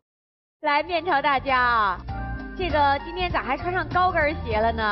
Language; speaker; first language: Chinese; native; Chinese